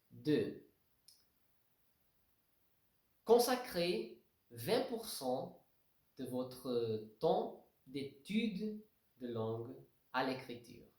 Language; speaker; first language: French; non-native, fluent; Portuguese